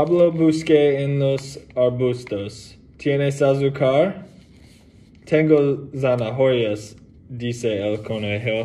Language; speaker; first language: Spanish; non-native, learner; English